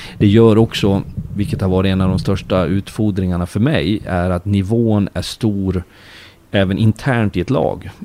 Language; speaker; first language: Swedish; native; Swedish